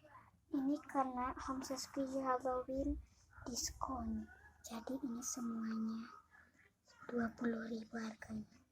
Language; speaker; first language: Indonesian; native; Indonesian